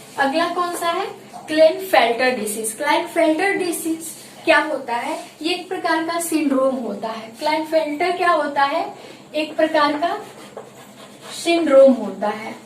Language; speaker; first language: Hindi; native; Hindi